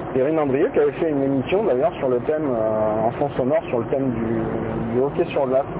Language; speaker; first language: French; native; French